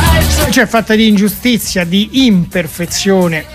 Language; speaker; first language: Italian; native; Italian